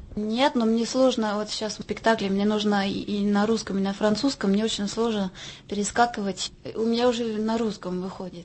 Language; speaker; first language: Russian; non-native, fluent; French